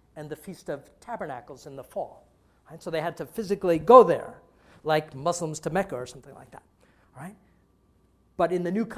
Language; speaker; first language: English; native; English